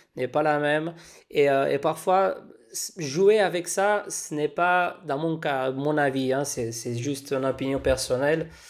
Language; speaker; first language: French; non-native, fluent; Spanish